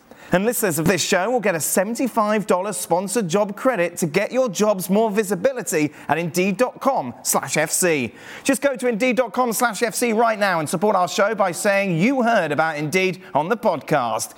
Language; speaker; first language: English; native; English